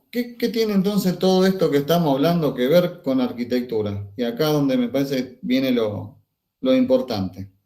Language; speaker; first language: Spanish; native; Spanish